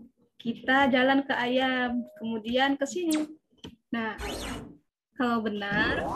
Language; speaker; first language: Indonesian; native; Indonesian